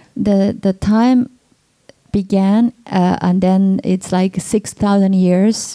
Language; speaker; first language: English; non-native, fluent; Japanese